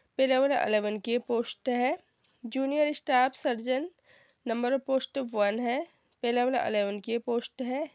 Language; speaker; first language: Hindi; native; Hindi